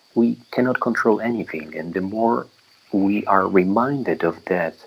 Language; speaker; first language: English; non-native, fluent; Polish